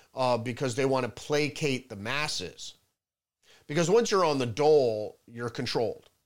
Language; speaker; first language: English; early bilingual, other home language; German